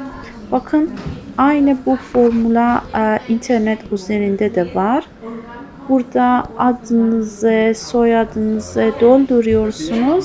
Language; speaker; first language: Turkish; non-native, fluent; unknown